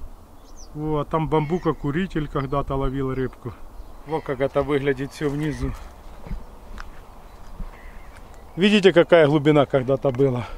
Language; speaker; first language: Russian; native; Russian